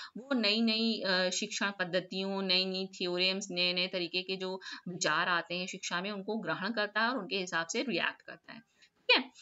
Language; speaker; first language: Hindi; native; Hindi